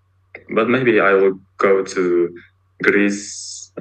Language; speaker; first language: English; non-native, learner; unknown